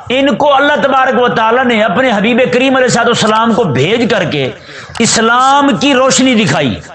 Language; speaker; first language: Urdu; non-native, local second language; Punjabi